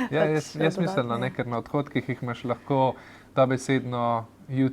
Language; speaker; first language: Slovenian; native; Slovenian